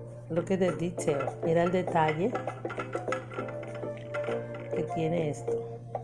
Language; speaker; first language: Spanish; native; Spanish